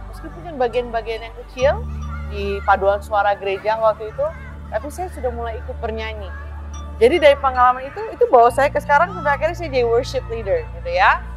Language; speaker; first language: Indonesian; early bilingual, heritage; Indonesian